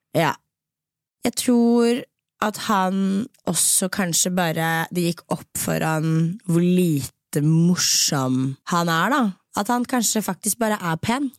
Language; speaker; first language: Norwegian; early bilingual, other home language; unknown